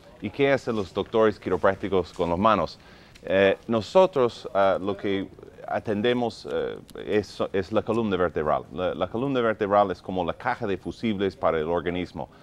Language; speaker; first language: Spanish; non-native, fluent; English